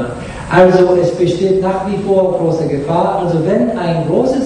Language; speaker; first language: German; non-native, fluent; Japanese